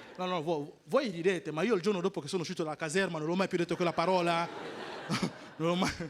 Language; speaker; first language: Italian; non-native, fluent; French